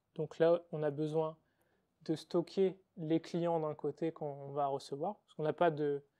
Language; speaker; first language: French; native; French